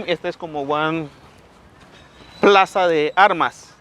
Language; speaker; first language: Spanish; non-native, learner; English